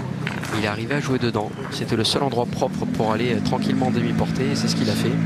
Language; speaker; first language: French; native; French